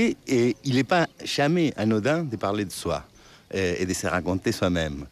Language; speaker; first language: French; non-native, fluent; Spanish